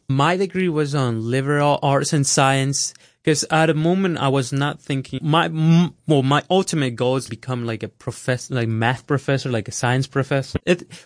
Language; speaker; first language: English; non-native, fluent; Spanish